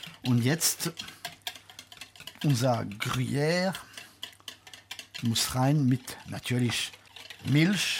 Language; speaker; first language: German; non-native, fluent; French